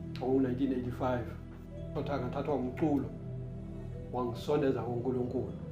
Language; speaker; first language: Zulu; non-native, local second language; Xhosa